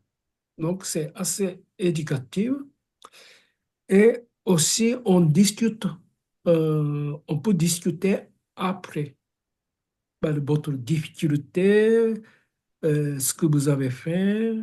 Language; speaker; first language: French; non-native, fluent; Japanese